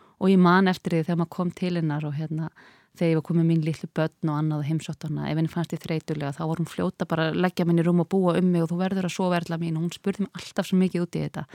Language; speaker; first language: Icelandic; native; Icelandic